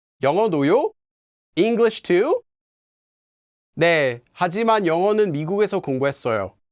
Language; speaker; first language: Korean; non-native, fluent; English